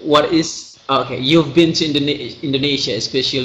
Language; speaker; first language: English; non-native, learner; Indonesian